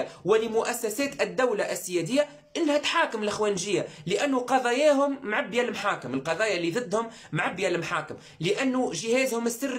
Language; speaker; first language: Arabic; native; Arabic